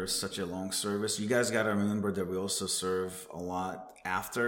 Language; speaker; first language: English; non-native, fluent; Hebrew